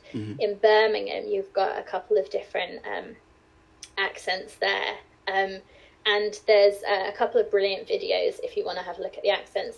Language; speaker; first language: English; native; English